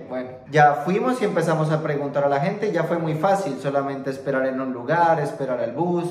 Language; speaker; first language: Spanish; native; Spanish